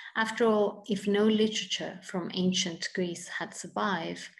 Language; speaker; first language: English; non-native, fluent; Italian